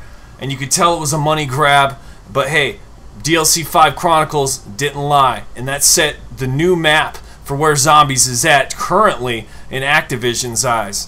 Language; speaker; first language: English; native; English